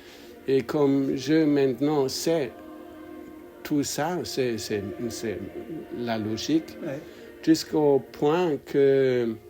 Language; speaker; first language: French; non-native, learner; English